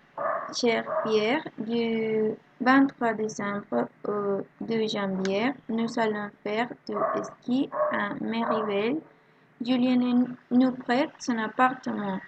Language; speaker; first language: French; non-native, learner; Spanish